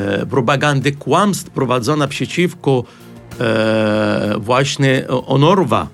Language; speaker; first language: Polish; non-native, fluent; Arabic